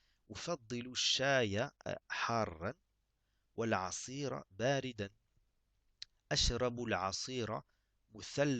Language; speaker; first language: Arabic; non-native, fluent; French